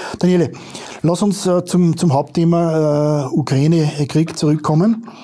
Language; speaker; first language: German; native; German